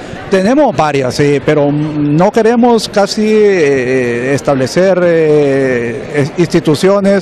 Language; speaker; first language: Spanish; native; Spanish